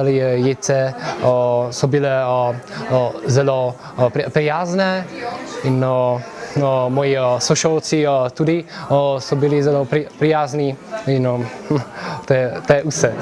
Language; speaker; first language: Slovenian; non-native, learner; Czech